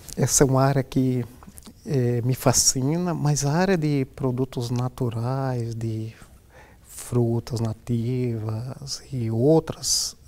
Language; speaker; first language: Portuguese; native; Portuguese